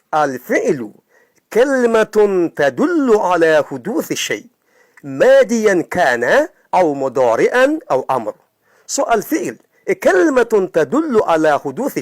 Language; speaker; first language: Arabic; non-native, fluent; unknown